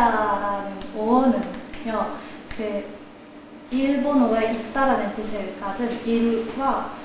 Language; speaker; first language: Korean; non-native, learner; Japanese